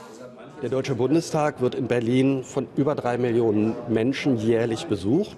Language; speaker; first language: German; native; German